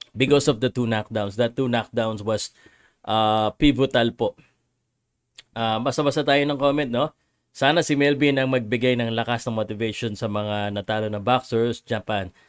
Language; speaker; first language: Filipino; native; Filipino